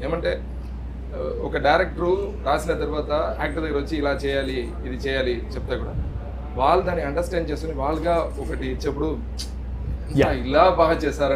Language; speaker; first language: Telugu; non-native, fluent; Tamil